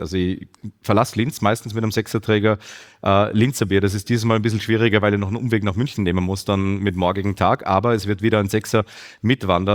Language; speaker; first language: German; native; German